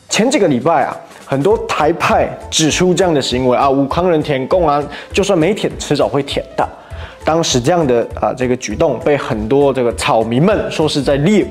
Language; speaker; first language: Chinese; native; Chinese